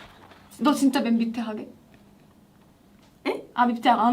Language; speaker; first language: Korean; native; Korean